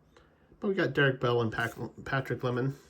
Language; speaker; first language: English; native; English